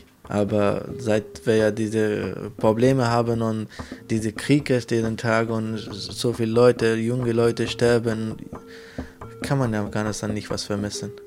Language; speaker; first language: German; non-native, fluent; Persian